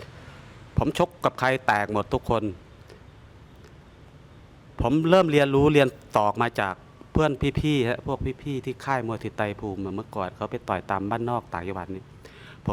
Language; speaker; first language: Thai; native; Thai